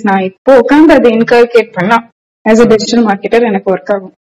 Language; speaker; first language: English; non-native, local second language; Tamil